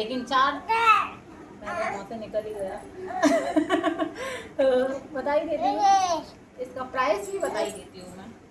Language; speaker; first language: Hindi; native; Hindi